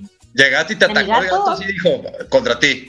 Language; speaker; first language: Spanish; native; Spanish